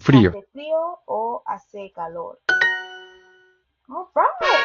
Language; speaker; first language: Spanish; non-native, learner; English